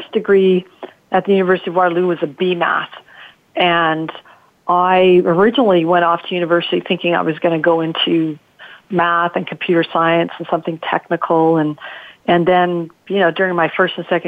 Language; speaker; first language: English; early bilingual, other home language; Italian